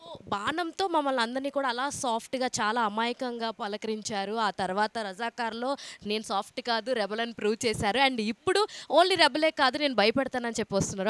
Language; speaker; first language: Telugu; native; Telugu